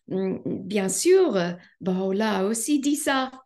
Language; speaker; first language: French; non-native, fluent; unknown